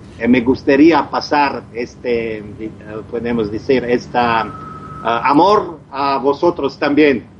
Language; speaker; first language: Spanish; non-native, learner; Croatian